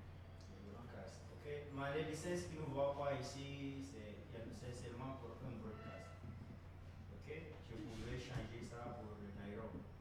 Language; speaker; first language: French; non-native, learner; Portuguese